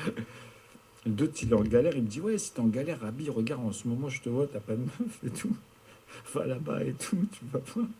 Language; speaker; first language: French; native; French